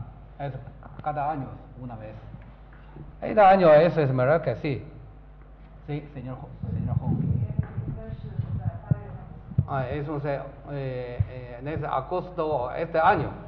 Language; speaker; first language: Spanish; non-native, learner; Chinese